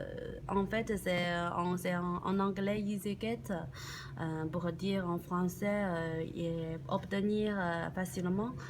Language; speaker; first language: French; non-native, learner; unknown